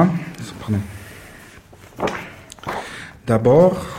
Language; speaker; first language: French; non-native, fluent; German